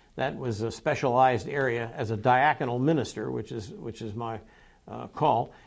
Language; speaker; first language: English; native; English